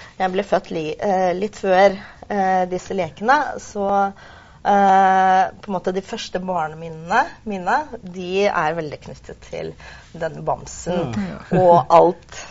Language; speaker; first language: Norwegian; non-native, fluent; Russian